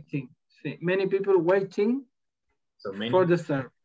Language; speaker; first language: English; non-native, learner; Spanish